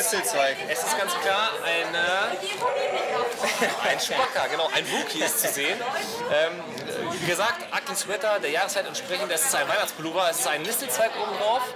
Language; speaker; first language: German; native; German